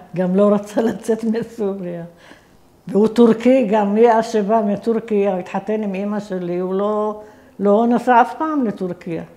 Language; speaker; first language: Hebrew; early bilingual, other home language; Arabic